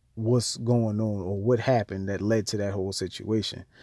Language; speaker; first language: English; native; English